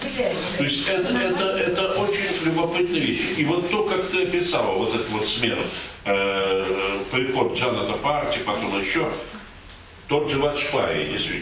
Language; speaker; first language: Russian; native; Russian